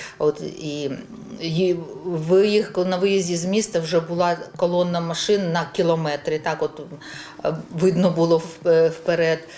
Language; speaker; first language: Ukrainian; non-native, local second language; Russian